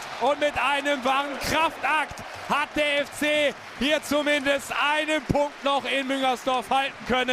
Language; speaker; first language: German; native; German